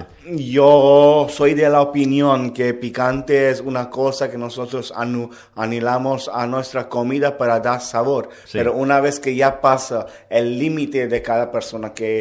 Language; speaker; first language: Spanish; non-native, learner; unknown